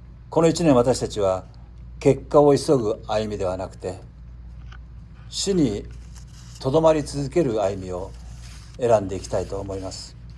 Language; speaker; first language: Japanese; native; Japanese